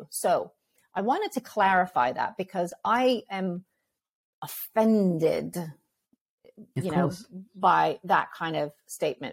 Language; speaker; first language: English; early bilingual, other home language; Ukrainian